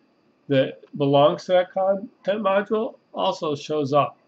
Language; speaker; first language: English; native; English